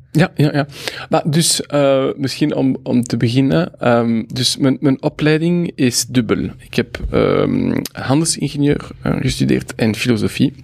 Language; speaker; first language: Dutch; non-native, local second language; French